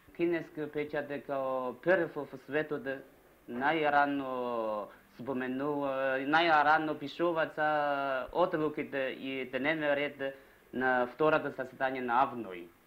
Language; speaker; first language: Macedonian; non-native, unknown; Chinese